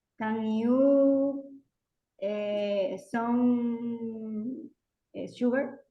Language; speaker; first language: English; non-native, learner; Spanish